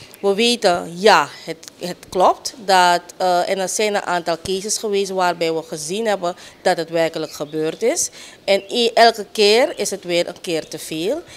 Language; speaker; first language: Dutch; native; Dutch